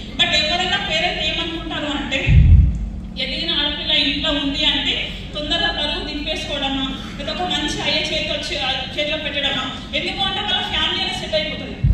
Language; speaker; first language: Telugu; early bilingual, other home language; Hindi